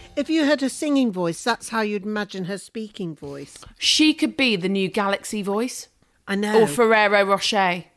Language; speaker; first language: English; early bilingual, other home language; Albanian